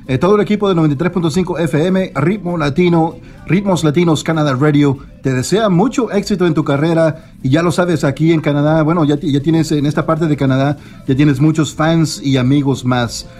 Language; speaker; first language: Spanish; native; Spanish